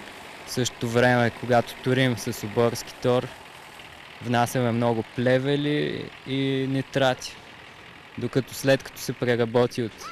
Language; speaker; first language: Bulgarian; native; Bulgarian